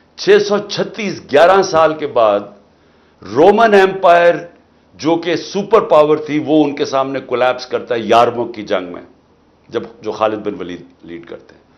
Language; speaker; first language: Urdu; native; Urdu